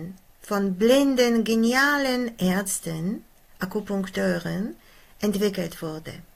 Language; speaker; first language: German; non-native, fluent; Polish